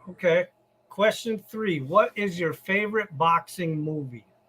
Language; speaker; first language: English; native; English